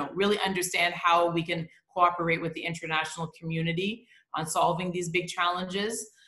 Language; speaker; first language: English; native; English